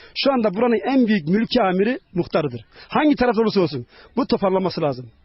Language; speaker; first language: Turkish; native; Turkish